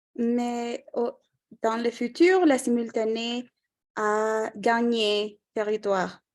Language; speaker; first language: French; non-native, fluent; Spanish